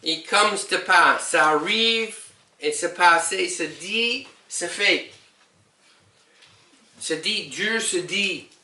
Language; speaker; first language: French; non-native, learner; English